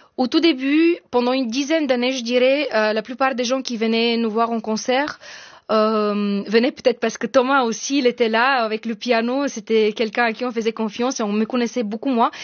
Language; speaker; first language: French; non-native, fluent; Bulgarian